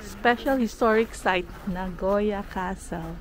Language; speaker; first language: English; non-native, local second language; Filipino